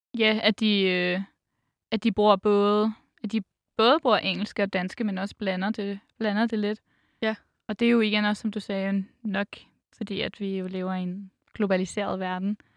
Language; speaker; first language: Danish; native; Danish